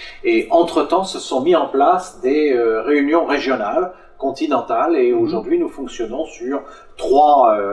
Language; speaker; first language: French; native; French